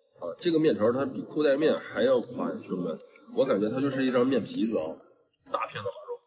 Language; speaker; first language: Chinese; native; Chinese